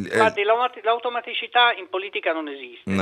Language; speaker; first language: Italian; native; Italian